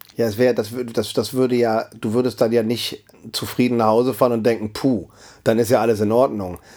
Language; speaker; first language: German; native; German